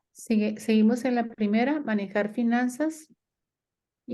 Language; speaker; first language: Spanish; native; Spanish